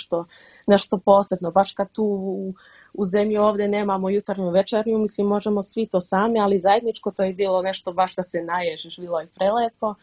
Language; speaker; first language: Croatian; early bilingual, heritage; Dutch